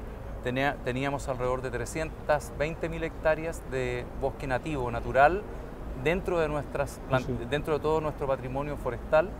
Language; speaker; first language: Spanish; native; Spanish